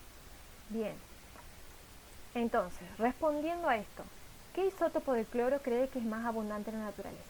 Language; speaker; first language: Spanish; native; Spanish